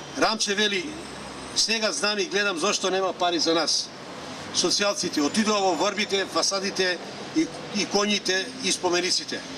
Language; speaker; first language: Macedonian; non-native, local second language; Romany